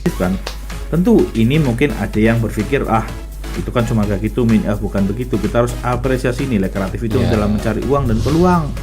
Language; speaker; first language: Indonesian; native; Indonesian